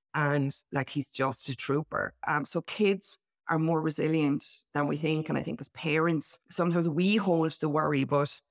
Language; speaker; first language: English; native; English